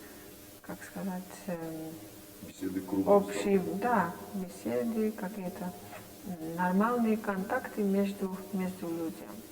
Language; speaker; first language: Russian; non-native, fluent; Dutch